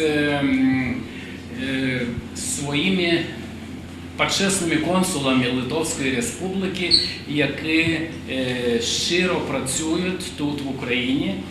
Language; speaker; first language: Ukrainian; non-native, fluent; Lithuanian